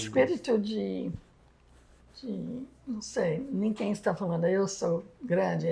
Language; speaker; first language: Portuguese; non-native, fluent; English